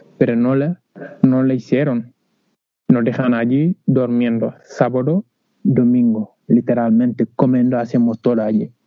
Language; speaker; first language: Spanish; non-native, learner; Wolof